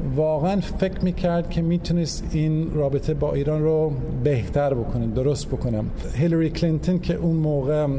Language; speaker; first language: Persian; early bilingual, heritage; English